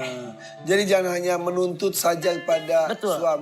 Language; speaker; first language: Indonesian; native; Indonesian